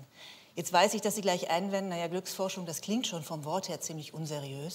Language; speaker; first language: German; native; German